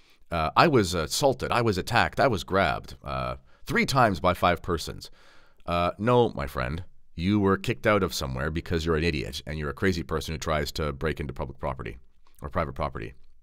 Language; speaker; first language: English; native; English